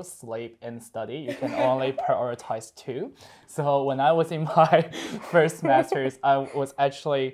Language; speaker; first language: English; non-native, fluent; Chinese